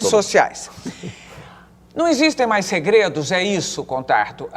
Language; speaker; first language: Portuguese; native; Portuguese